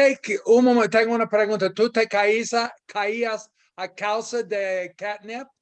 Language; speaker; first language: Spanish; non-native, fluent; English